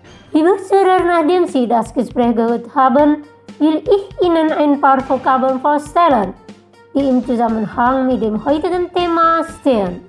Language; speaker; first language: German; non-native, fluent; Indonesian